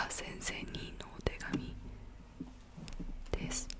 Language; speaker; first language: Japanese; non-native, learner; English